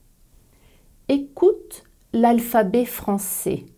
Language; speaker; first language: French; native; French